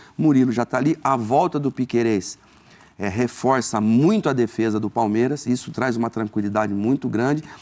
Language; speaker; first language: Portuguese; native; Portuguese